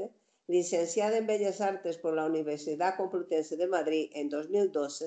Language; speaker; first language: Spanish; native; Spanish